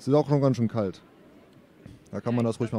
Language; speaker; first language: German; native; German